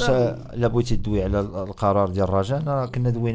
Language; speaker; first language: Arabic; native; Arabic